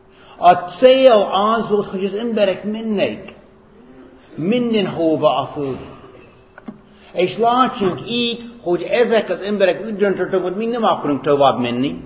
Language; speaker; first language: Hungarian; non-native, fluent; English